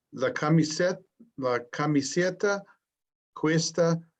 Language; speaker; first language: Spanish; non-native, learner; English